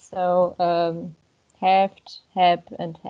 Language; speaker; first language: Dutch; non-native, learner; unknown